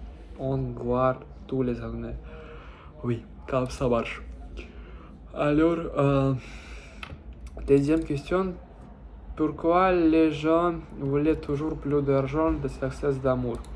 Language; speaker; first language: French; non-native, learner; Russian